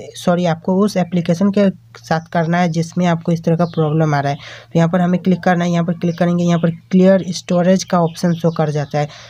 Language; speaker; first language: Hindi; native; Hindi